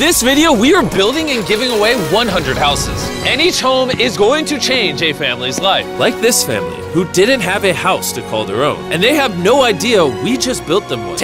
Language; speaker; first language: English; native; English